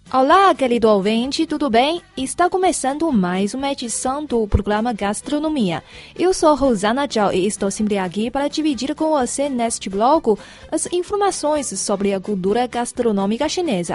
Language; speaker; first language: Portuguese; non-native, fluent; Chinese